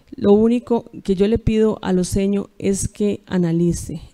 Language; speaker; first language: Spanish; native; Spanish